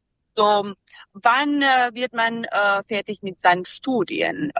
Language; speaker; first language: German; non-native, learner; Serbian